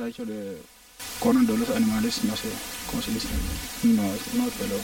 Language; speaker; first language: Spanish; non-native, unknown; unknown